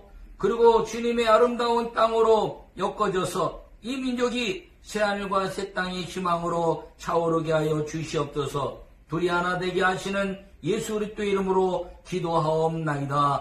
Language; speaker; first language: Korean; native; Korean